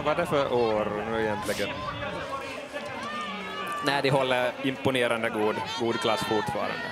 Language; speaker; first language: Swedish; native; Swedish